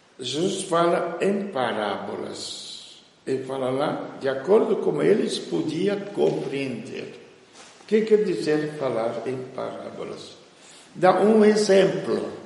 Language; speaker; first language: Portuguese; non-native, fluent; Italian